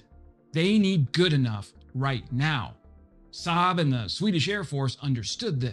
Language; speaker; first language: English; native; English